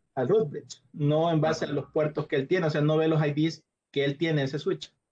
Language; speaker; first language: Spanish; native; Spanish